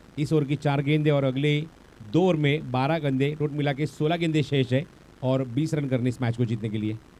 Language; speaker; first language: Hindi; non-native, local second language; Marathi